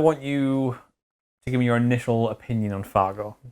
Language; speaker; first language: English; native; English